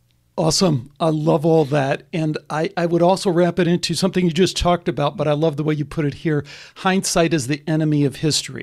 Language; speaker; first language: English; native; English